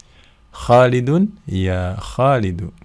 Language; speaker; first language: Arabic; non-native, fluent; Indonesian